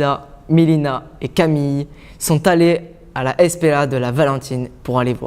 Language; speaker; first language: French; native; French